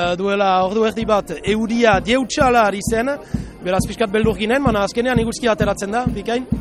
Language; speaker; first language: Basque; non-native, local second language; French